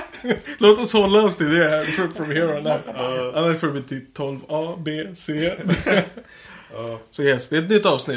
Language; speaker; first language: Swedish; native; Swedish